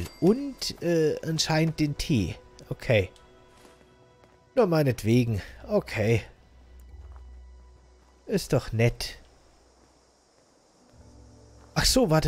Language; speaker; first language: German; native; German